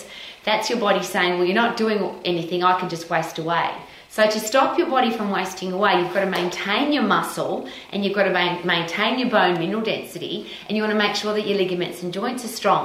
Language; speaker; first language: English; native; English